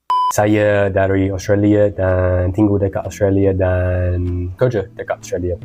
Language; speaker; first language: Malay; non-native, learner; English